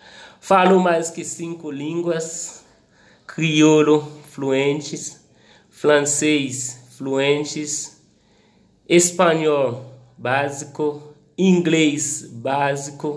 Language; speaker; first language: Portuguese; non-native, local second language; Haitian Creole